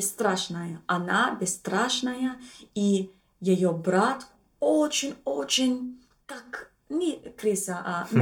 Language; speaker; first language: Russian; non-native, learner; English